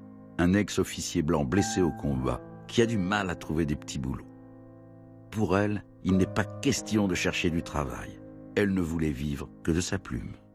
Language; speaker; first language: French; native; French